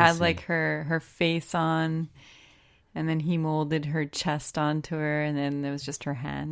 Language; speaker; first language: English; native; English